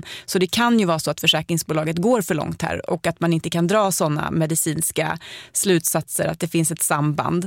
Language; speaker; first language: Swedish; native; Swedish